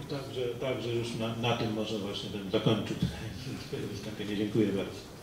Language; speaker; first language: Polish; native; Polish